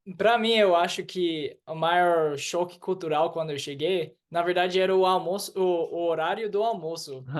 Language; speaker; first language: Portuguese; non-native, fluent; English